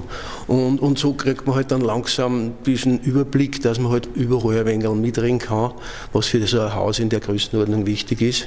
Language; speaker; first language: German; native; German